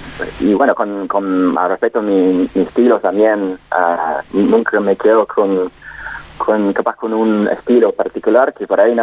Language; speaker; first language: Spanish; non-native, fluent; English